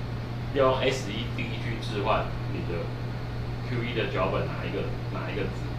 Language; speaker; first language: Chinese; native; Chinese